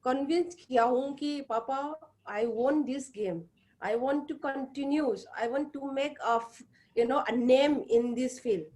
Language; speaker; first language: Hindi; non-native, local second language; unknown